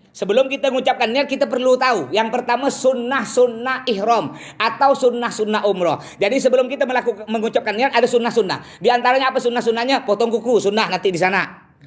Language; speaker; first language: Malay; native; Malay